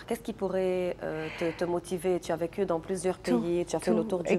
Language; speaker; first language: French; non-native, local second language; Arabic